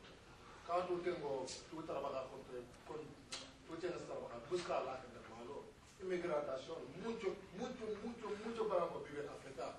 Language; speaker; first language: Spanish; non-native, learner; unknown